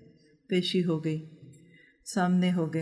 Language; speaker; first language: Urdu; native; Urdu